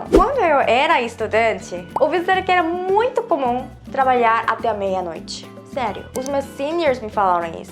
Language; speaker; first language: Portuguese; non-native, fluent; Korean